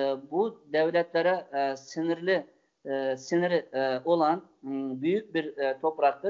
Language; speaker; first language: Turkish; non-native, fluent; Uyghur